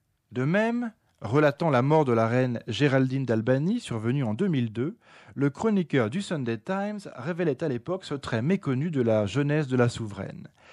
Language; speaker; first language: French; native; French